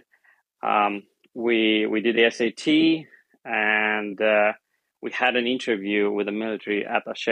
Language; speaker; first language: English; non-native, fluent; Romanian